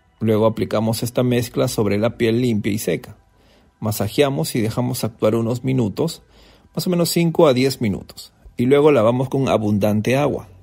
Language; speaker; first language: Spanish; native; Spanish